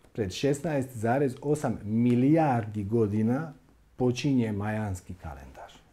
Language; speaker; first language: Croatian; native; Croatian